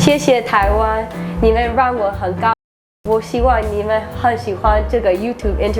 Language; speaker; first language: Chinese; early bilingual, heritage; English